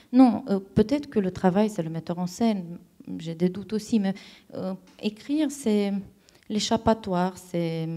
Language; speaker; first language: French; non-native, fluent; Romanian